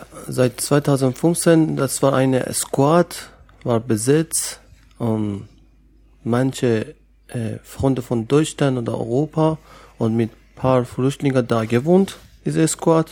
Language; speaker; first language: German; non-native, learner; Persian